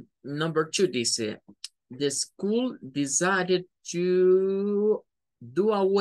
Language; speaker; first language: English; non-native, fluent; Spanish